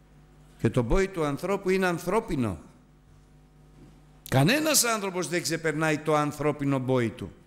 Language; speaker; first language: Greek; native; Greek